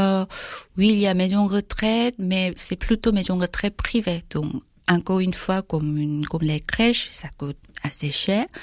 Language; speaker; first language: French; non-native, learner; Korean